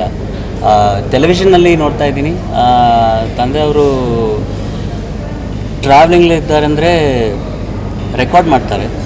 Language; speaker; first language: Kannada; non-native, learner; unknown